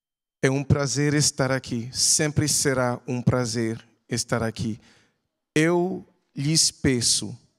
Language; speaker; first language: Portuguese; non-native, fluent; English